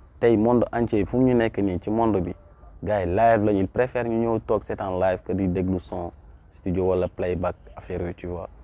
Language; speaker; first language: Wolof; non-native, local second language; Mandingo